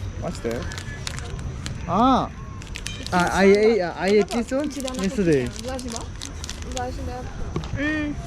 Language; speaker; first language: English; non-native, learner; Korean